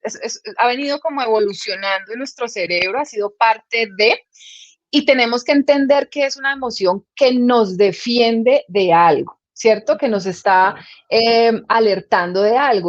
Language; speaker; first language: Spanish; native; Spanish